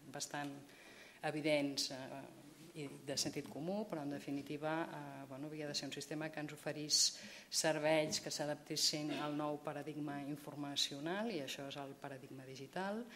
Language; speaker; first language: Catalan; native; Catalan